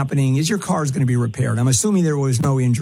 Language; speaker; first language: English; native; English